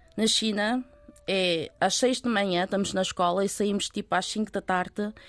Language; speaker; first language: Portuguese; early bilingual, other home language; Chinese